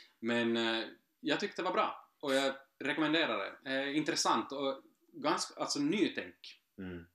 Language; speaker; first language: Swedish; native; Swedish